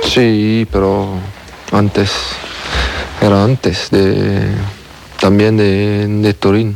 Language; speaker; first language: Spanish; non-native, learner; French